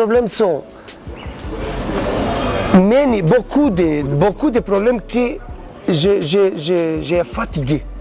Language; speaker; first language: French; non-native, learner; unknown